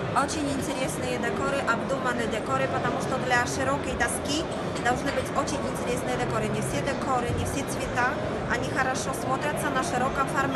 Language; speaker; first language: Russian; native; Russian